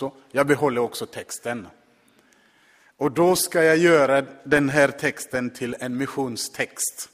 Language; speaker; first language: Swedish; non-native, fluent; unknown